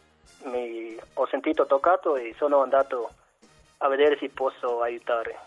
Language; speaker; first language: Italian; non-native, fluent; German